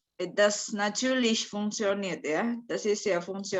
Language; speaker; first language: German; non-native, fluent; Indonesian